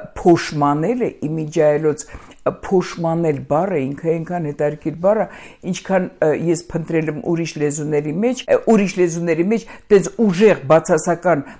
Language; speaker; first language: Armenian; native; Armenian